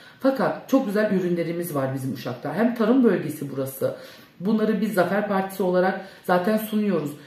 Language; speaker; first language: Turkish; early bilingual, heritage; Turkish